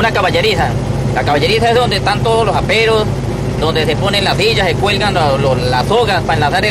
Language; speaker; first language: Spanish; native; Spanish